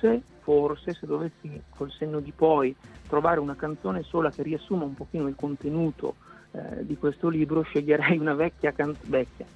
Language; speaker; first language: Italian; native; Italian